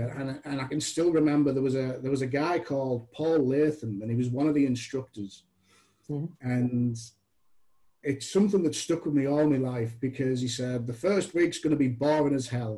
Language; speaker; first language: English; native; English